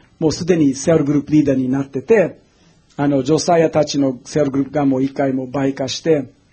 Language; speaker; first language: Japanese; non-native, fluent; English